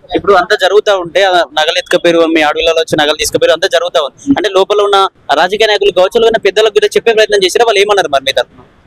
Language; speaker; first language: Telugu; native; Telugu